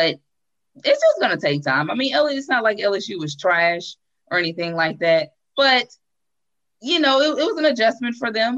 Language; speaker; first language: English; native; English